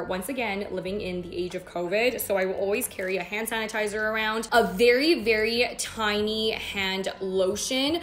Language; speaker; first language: English; native; English